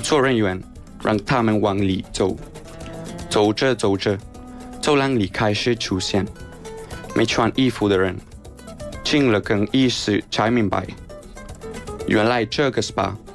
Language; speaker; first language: Chinese; non-native, fluent; Spanish